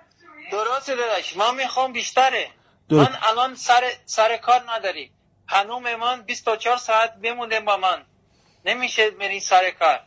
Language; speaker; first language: Persian; non-native, learner; Portuguese